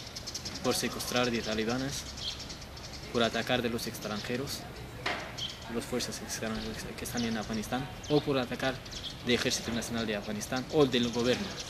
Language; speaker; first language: Spanish; non-native, learner; Persian